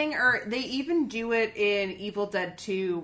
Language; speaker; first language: English; native; English